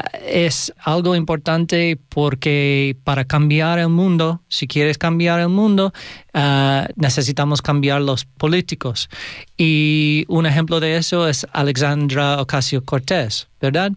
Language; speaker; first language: Spanish; non-native, learner; English